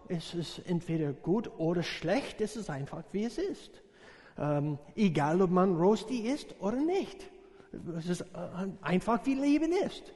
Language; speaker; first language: German; non-native, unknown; English